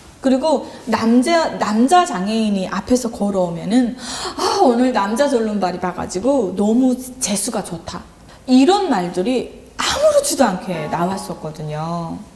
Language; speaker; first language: Korean; native; Korean